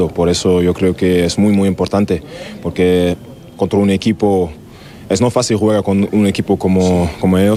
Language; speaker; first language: Spanish; non-native, learner; German